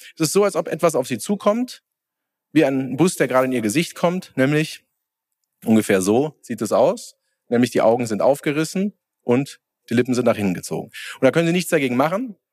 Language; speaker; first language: German; native; German